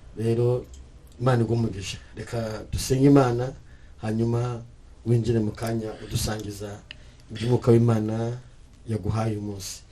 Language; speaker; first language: Kinyarwanda; native; Kinyarwanda